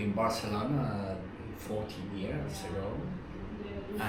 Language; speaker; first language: English; non-native, learner; Spanish